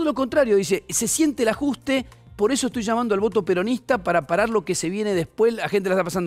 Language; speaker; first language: Spanish; native; Spanish